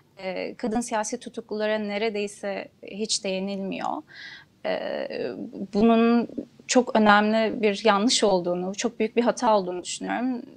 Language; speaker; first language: Turkish; non-native, local second language; Kurdish